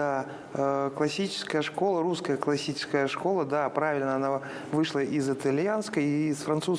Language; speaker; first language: Russian; native; Russian